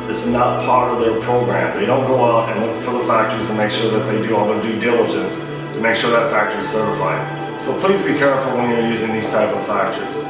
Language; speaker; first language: English; native; English